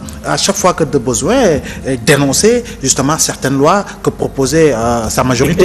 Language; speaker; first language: French; non-native, local second language; Wolof